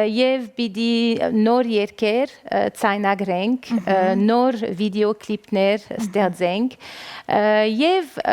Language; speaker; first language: Armenian; early bilingual, heritage; Armenian